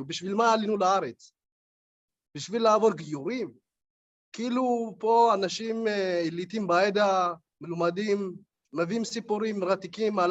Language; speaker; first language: Hebrew; early bilingual, other home language; Amharic